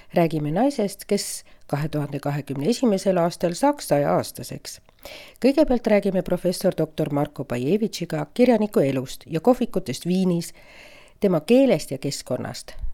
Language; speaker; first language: Estonian; native; Estonian